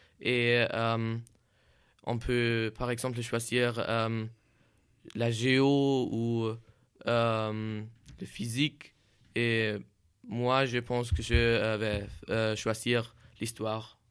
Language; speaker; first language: French; non-native, learner; German